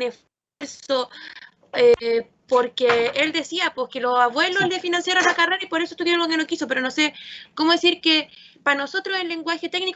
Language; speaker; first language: Spanish; native; Spanish